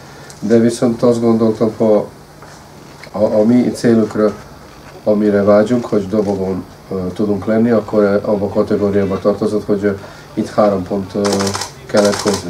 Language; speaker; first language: Hungarian; non-native, fluent; Serbian